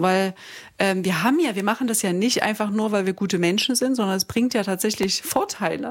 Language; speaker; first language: German; native; German